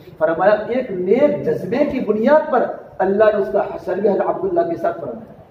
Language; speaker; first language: Urdu; non-native, local second language; Gujarati